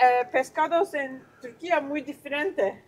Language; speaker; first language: Spanish; non-native, learner; Turkish